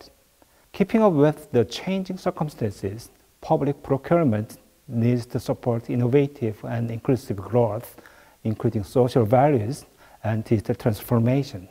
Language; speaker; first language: English; non-native, fluent; Korean